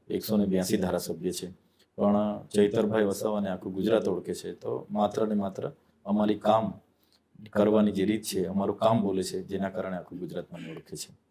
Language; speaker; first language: Gujarati; non-native, local second language; Vasavi